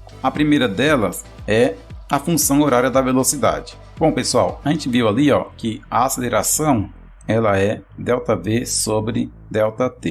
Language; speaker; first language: Portuguese; native; Portuguese